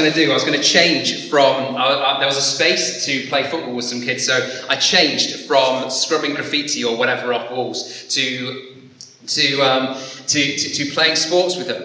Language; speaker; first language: English; native; English